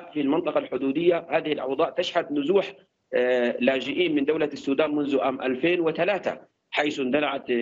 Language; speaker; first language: Arabic; native; Arabic